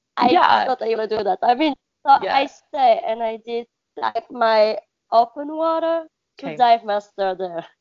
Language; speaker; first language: English; non-native, learner; French